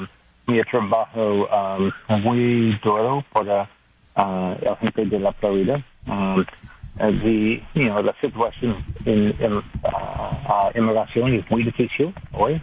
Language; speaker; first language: Spanish; non-native, learner; English